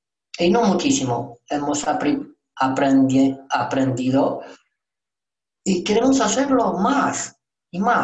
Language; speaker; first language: Spanish; non-native, learner; Romanian